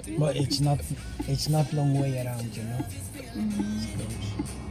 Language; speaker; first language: English; non-native, learner; Dutch